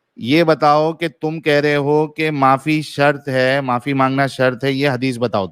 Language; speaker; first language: Urdu; native; Urdu